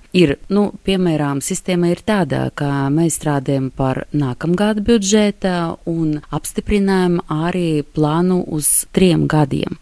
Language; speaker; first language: Latvian; non-native, local second language; Russian